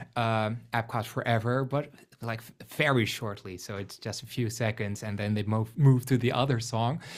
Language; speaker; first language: English; non-native, fluent; Dutch